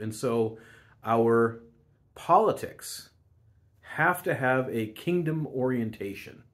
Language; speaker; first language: English; native; English